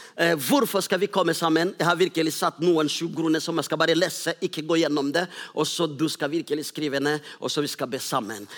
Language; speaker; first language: Norwegian; non-native, fluent; Rundi